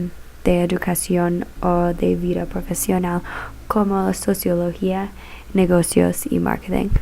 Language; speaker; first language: Spanish; non-native, learner; English